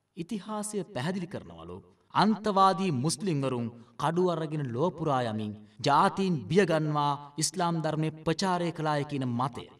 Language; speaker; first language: Sinhala; non-native, local second language; Tamil